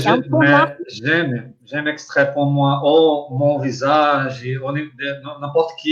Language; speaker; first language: French; non-native, learner; Portuguese